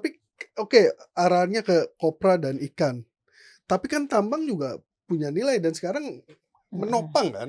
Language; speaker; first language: Indonesian; native; Indonesian